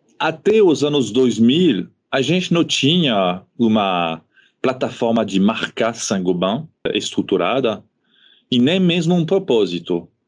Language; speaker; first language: Portuguese; non-native, fluent; French